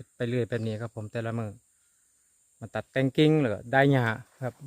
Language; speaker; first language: Thai; native; Thai